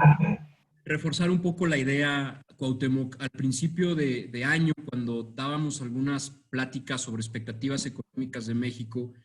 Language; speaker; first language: Spanish; native; Spanish